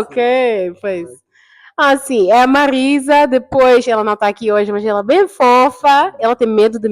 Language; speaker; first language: Portuguese; non-native, fluent; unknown